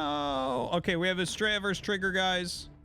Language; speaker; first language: English; native; English